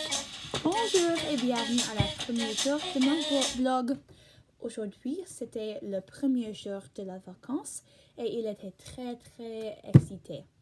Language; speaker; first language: French; non-native, learner; English